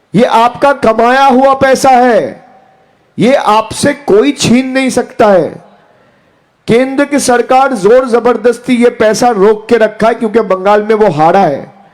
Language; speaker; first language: Hindi; non-native, local second language; Bangla